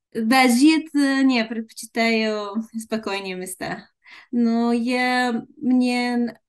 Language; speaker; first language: Russian; non-native, learner; Bulgarian